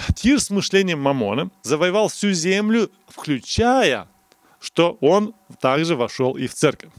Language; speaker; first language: Russian; non-native, local second language; Romanian